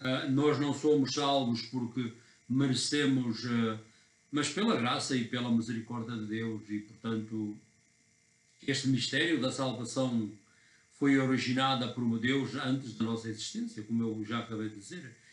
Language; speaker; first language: Portuguese; native; Portuguese